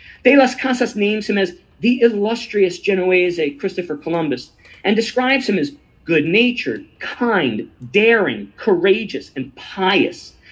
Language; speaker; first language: English; native; English